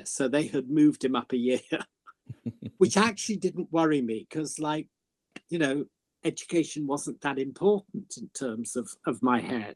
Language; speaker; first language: English; native; English